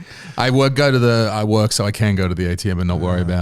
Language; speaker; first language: English; native; English